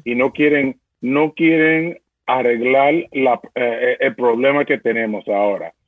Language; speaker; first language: Spanish; early bilingual, heritage; Spanish